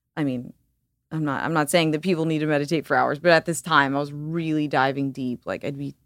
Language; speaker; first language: English; native; English